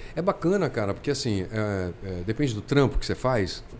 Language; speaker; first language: Portuguese; native; Portuguese